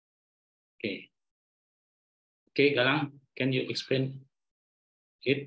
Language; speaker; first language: English; non-native, learner; Indonesian